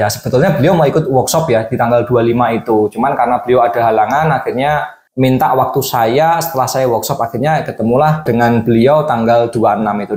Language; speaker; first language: Indonesian; native; Indonesian